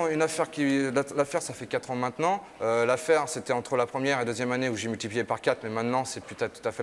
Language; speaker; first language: French; native; French